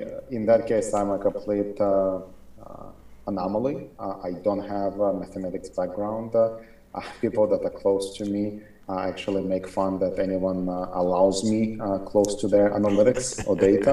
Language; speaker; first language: English; non-native, fluent; Ukrainian